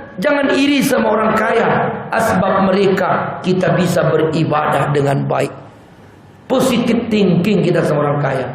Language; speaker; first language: Malay; native; Malay